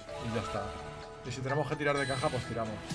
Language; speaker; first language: Spanish; native; Spanish